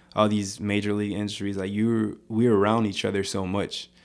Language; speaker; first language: English; non-native, fluent; French